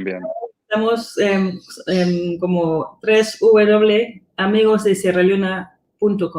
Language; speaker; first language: Spanish; non-native, fluent; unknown